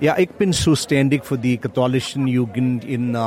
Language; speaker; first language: German; non-native, learner; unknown